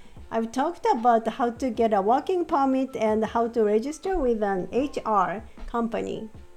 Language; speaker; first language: English; non-native, fluent; Japanese